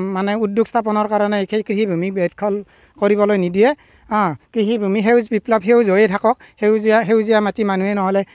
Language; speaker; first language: Assamese; native; Assamese